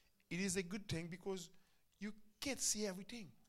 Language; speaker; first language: English; non-native, fluent; Haitian Creole